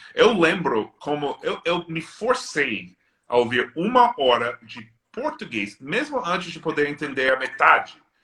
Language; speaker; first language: Portuguese; non-native, fluent; English